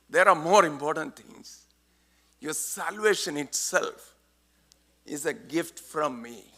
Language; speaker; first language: English; non-native, local second language; Malayalam